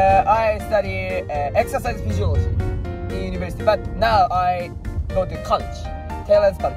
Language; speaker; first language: English; non-native, learner; Japanese